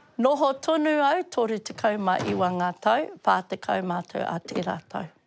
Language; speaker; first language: Māori; non-native, local second language; English